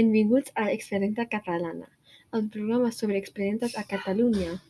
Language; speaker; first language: Catalan; non-native, learner; Chinese